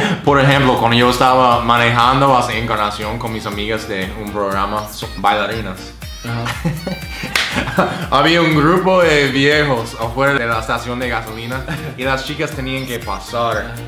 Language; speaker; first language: Spanish; non-native, fluent; English